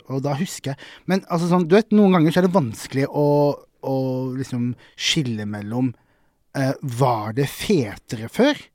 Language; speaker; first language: Norwegian; native; Norwegian